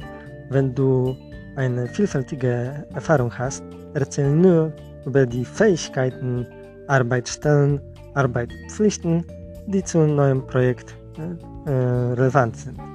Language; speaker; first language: German; non-native, fluent; Polish